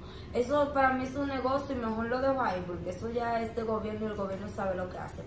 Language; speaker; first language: Spanish; native; Spanish